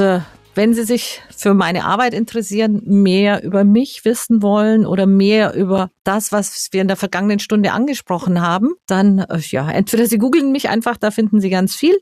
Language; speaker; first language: German; native; German